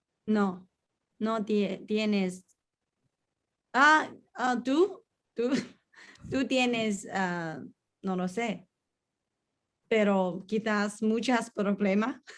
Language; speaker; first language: Spanish; non-native, learner; Chinese